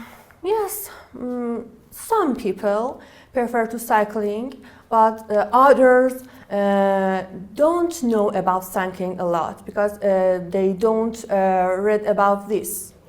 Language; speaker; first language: English; non-native, learner; Persian